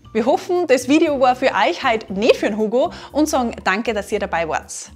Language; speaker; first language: German; native; German